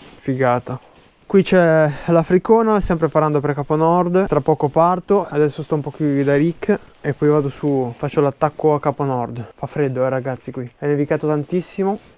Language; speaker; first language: Italian; native; Italian